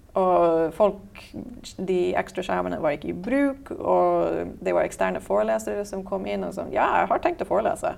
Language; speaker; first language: Norwegian; native; Norwegian